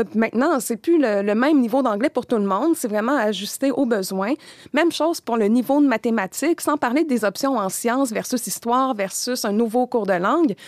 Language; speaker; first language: French; native; French